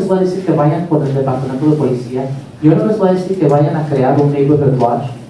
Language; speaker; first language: Spanish; early bilingual, heritage; Spanish